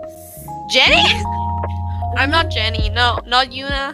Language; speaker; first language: English; non-native, learner; German